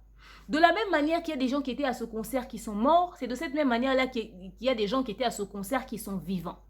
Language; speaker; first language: French; non-native, local second language; Lingala